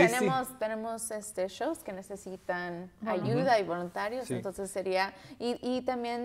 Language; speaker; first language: Spanish; early bilingual, heritage; Spanish